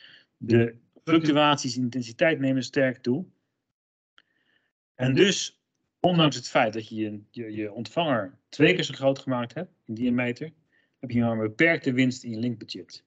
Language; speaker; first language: Dutch; native; Dutch